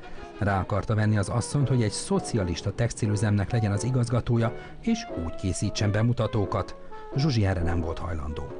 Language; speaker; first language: Hungarian; native; Hungarian